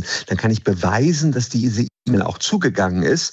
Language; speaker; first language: German; native; German